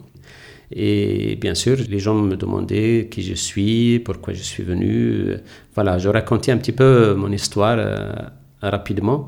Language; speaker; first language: French; non-native, local second language; Arabic